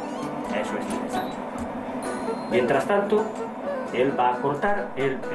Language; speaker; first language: Spanish; non-native, fluent; Chinese